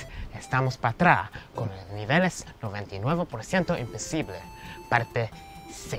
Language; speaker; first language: Spanish; non-native, learner; English